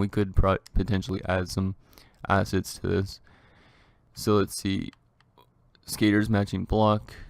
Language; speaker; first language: English; native; English